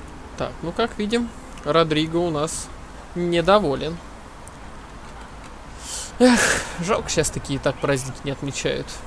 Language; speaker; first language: Russian; native; Russian